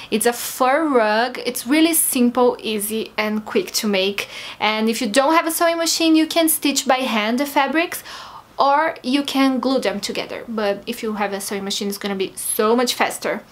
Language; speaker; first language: English; non-native, learner; Portuguese